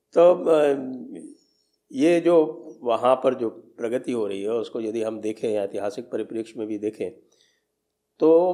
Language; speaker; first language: Hindi; native; Hindi